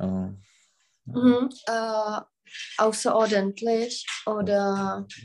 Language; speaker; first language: German; non-native, fluent; Czech